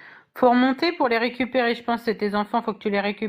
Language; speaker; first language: French; native; French